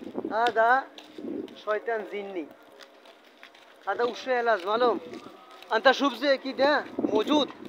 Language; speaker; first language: Arabic; non-native, learner; Bangla